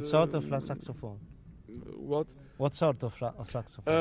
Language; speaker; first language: English; non-native, learner; Italian